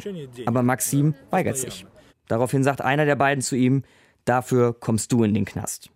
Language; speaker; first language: German; native; German